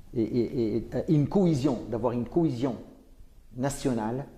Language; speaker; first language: French; non-native, local second language; Arabic